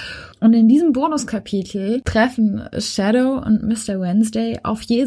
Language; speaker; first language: German; native; German